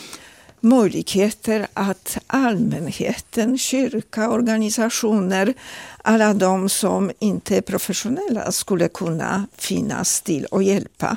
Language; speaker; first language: Swedish; non-native, fluent; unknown